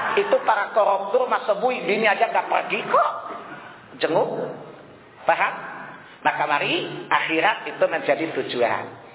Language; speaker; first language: Indonesian; non-native, local second language; Sundanese